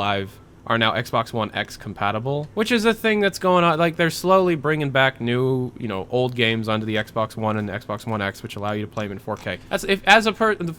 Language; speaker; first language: English; native; English